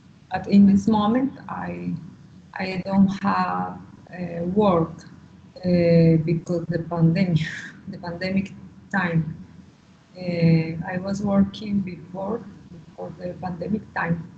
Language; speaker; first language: English; non-native, learner; Spanish